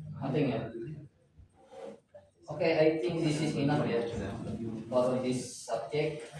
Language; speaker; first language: English; non-native, learner; Indonesian